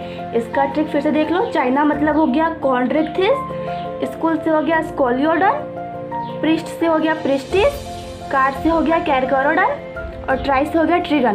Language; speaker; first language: Hindi; native; Hindi